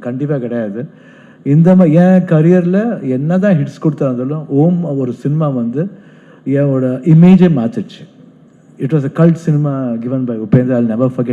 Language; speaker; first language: Tamil; non-native, fluent; Kannada